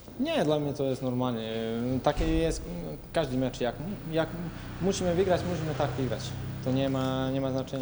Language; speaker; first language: Polish; non-native, learner; Serbian